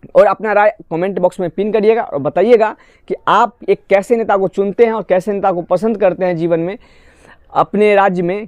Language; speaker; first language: Hindi; non-native, local second language; Assamese